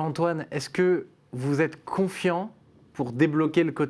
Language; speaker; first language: French; native; French